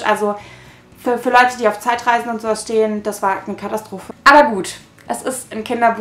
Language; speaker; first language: German; native; German